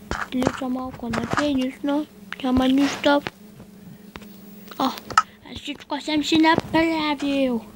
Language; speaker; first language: Bulgarian; native; Bulgarian